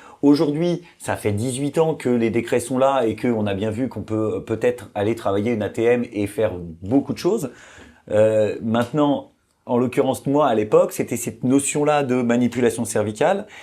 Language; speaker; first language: French; native; French